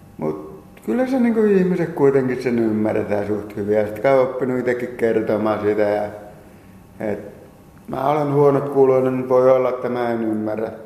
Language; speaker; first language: Finnish; native; Finnish